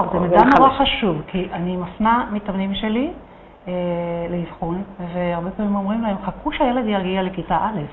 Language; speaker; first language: Hebrew; native; Hebrew